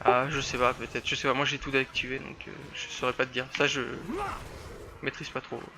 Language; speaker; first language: French; native; French